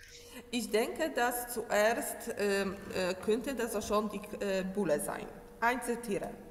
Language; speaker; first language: German; non-native, learner; Polish